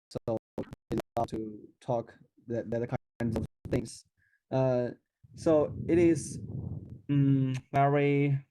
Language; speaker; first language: English; non-native, learner; Chinese